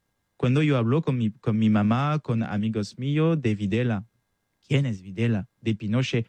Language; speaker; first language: Spanish; non-native, learner; French